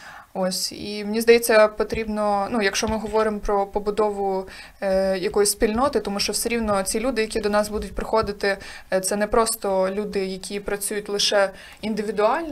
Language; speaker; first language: Ukrainian; native; Ukrainian